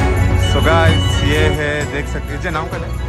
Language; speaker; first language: Hindi; non-native, local second language; Kannada